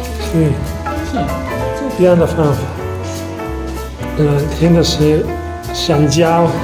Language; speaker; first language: Chinese; non-native, fluent; Italian